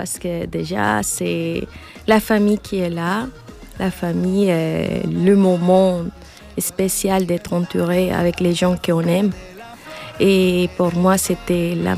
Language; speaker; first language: French; non-native, learner; Spanish